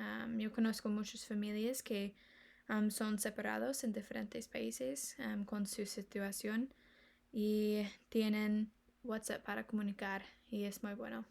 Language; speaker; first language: Spanish; non-native, learner; English